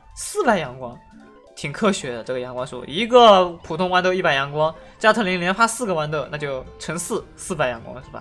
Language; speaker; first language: Chinese; native; Chinese